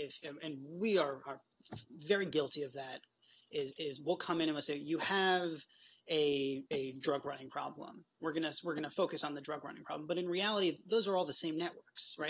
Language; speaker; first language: English; native; English